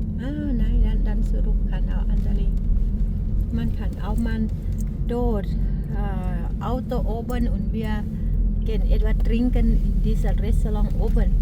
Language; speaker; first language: German; non-native, learner; Thai